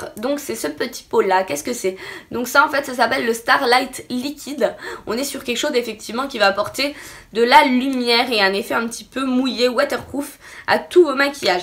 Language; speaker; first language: French; native; French